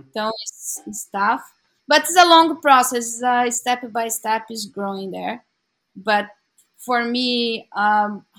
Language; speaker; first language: English; non-native, learner; Portuguese